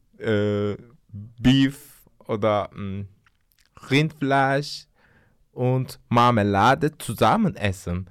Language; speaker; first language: German; non-native, learner; Turkish